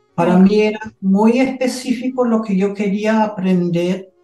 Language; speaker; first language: Spanish; non-native, fluent; German